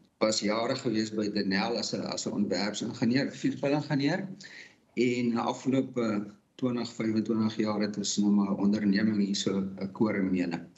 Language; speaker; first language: Afrikaans; native; Afrikaans